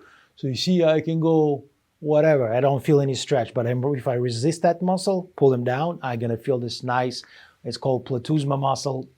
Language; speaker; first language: English; non-native, fluent; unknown